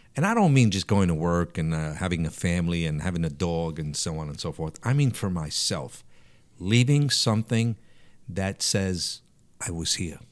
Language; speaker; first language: English; early bilingual, other home language; Italian